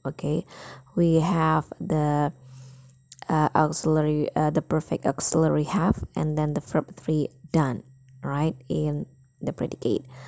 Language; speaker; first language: English; non-native, fluent; Indonesian